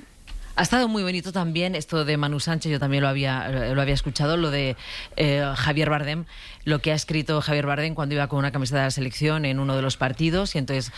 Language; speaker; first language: Spanish; native; Spanish